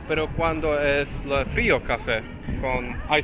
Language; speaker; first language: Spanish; non-native, learner; Polish